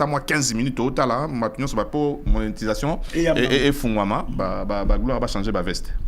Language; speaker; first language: French; non-native, local second language; Lingala